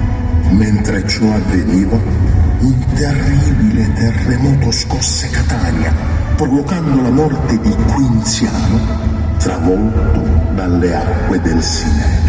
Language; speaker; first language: Italian; native; Italian